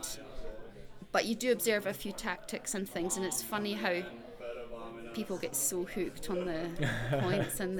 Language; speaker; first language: English; native; English